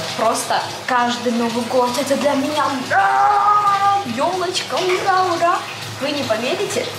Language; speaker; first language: Russian; native; Russian